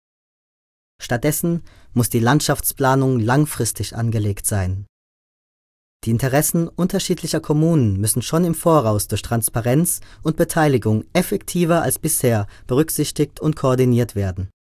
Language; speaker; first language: German; native; German